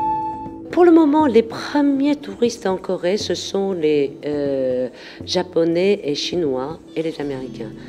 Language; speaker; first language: French; non-native, fluent; Korean